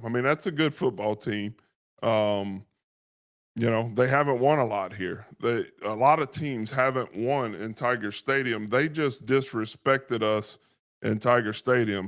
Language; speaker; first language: English; native; English